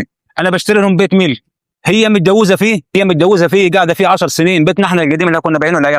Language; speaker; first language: Arabic; native; Arabic